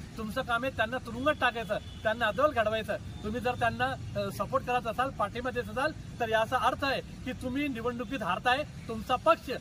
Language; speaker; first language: Marathi; non-native, local second language; Urdu